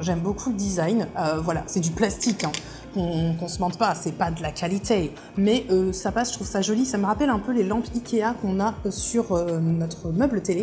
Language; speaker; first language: French; native; French